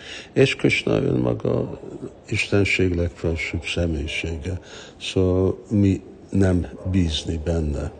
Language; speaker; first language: Hungarian; early bilingual, heritage; Hungarian